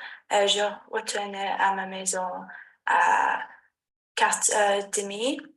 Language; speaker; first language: French; non-native, learner; English